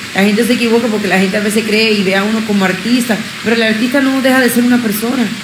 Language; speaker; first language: Spanish; early bilingual, other home language; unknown